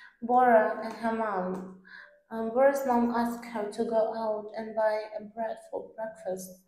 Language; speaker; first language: English; non-native, learner; Vietnamese